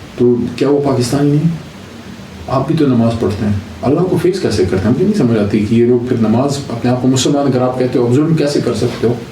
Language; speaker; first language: Urdu; non-native, local second language; Pashto